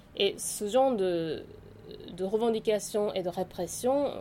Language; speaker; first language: French; non-native, fluent; Japanese